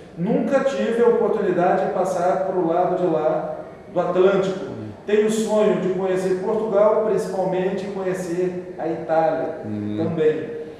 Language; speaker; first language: Portuguese; native; Portuguese